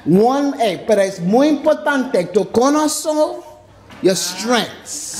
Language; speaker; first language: Spanish; non-native, learner; English